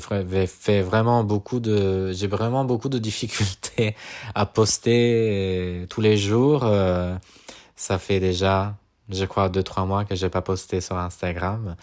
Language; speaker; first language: French; non-native, fluent; Italian